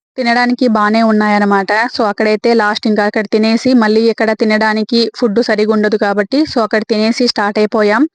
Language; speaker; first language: Telugu; native; Telugu